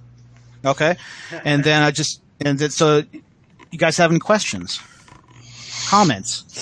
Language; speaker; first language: English; native; English